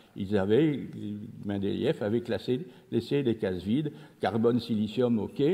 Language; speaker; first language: French; native; French